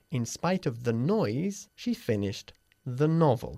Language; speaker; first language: English; native; English